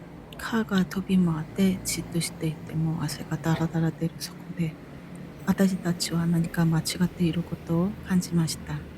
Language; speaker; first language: Japanese; non-native, fluent; Korean